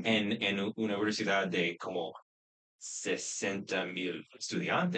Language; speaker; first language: Spanish; non-native, fluent; English